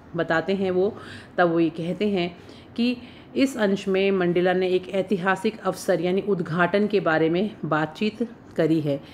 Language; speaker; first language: Hindi; native; Hindi